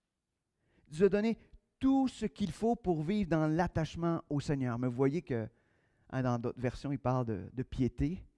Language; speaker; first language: French; native; French